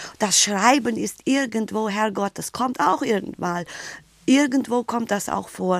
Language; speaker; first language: German; native; German